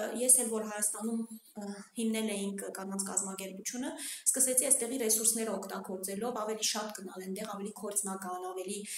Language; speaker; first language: Armenian; early bilingual, heritage; Armenian